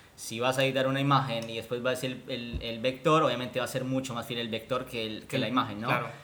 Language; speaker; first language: Spanish; native; Spanish